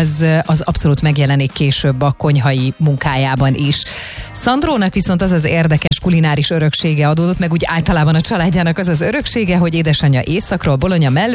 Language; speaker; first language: Hungarian; native; Hungarian